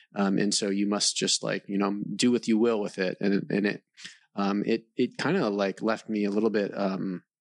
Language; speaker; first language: English; native; English